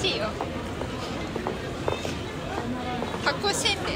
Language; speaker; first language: Japanese; native; Japanese